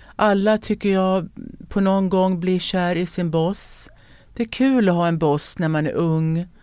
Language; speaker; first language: Swedish; native; Swedish